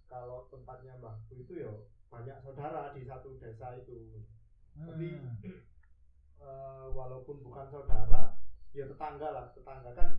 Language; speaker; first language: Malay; non-native, local second language; Javanese